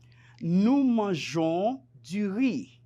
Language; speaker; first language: French; non-native, fluent; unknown